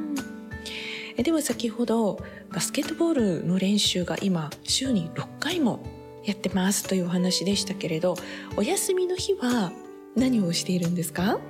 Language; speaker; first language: Japanese; native; Japanese